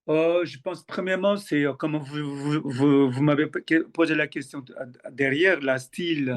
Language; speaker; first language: French; non-native, fluent; Korean